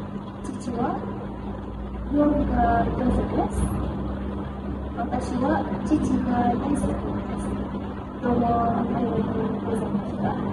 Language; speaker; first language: Japanese; non-native, learner; Malay